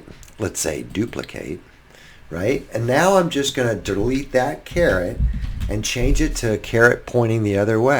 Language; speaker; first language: English; native; English